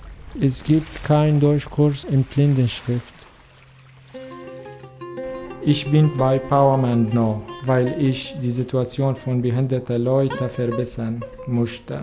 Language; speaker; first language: German; non-native, learner; Arabic